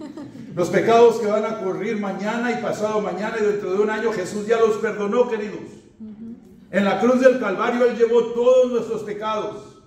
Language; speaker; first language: Spanish; native; Spanish